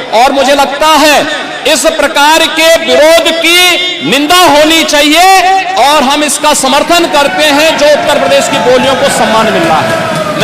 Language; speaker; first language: Hindi; native; Hindi